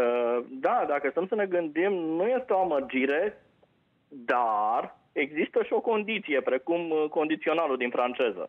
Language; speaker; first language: Romanian; native; Romanian